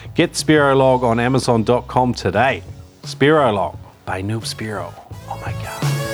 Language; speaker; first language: English; native; English